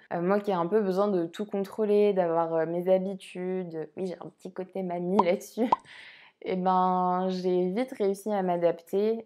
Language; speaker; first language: French; native; French